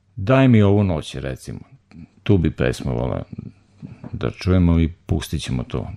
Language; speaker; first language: Serbian; native; Serbian